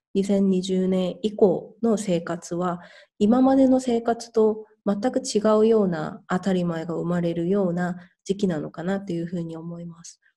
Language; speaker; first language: Japanese; non-native, fluent; Korean